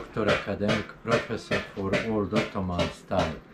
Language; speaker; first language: English; non-native, learner; Bosnian